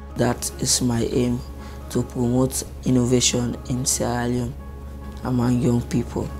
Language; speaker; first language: English; non-native, local second language; Krio